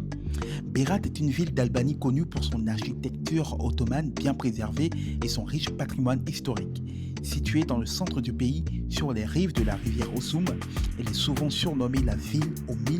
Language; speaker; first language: French; native; French